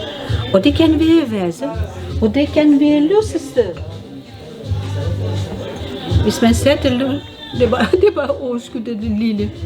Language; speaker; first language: Danish; non-native, learner; Russian